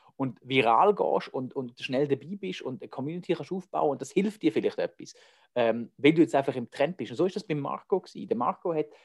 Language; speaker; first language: German; native; German